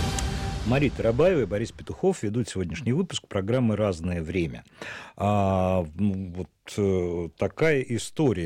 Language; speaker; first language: Russian; native; Russian